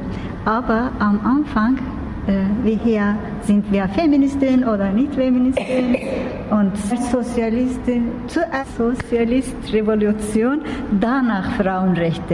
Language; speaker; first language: German; non-native, learner; Turkish